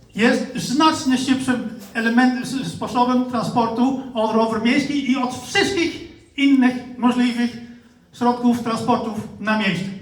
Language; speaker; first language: Polish; non-native, fluent; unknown